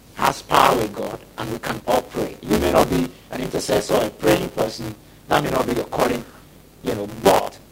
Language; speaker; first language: English; non-native, local second language; Yoruba